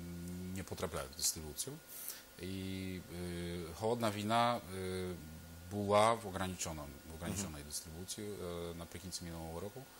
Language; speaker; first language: Ukrainian; non-native, fluent; Polish